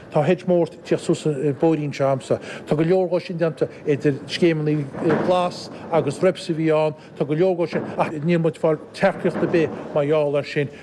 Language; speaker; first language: Irish; native; Irish